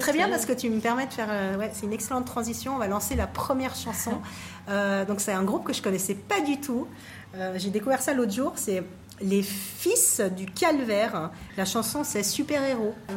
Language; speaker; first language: French; native; French